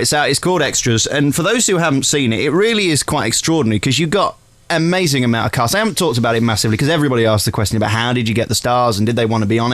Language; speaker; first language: English; native; English